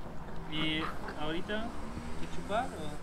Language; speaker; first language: Spanish; non-native, learner; German